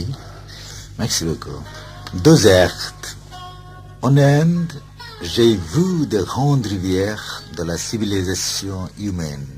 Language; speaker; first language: French; non-native, fluent; Bangla